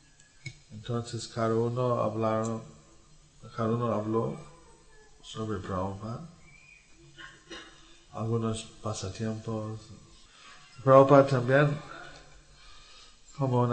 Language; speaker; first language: Spanish; non-native, learner; English